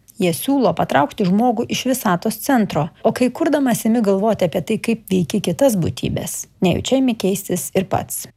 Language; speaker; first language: Lithuanian; native; Lithuanian